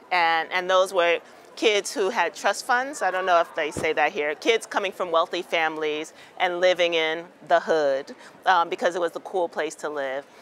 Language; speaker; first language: English; native; English